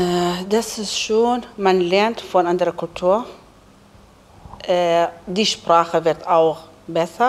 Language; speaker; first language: German; non-native, learner; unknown